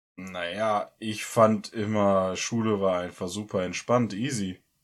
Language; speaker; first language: German; native; German